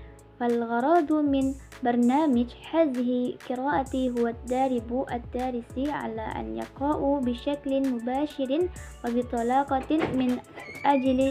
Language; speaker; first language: Arabic; non-native, learner; Indonesian